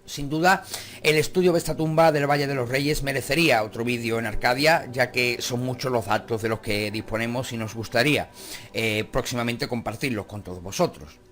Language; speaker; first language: Spanish; native; Spanish